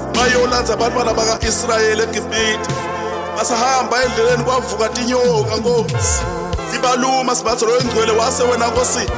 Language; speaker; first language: Zulu; non-native, local second language; Swati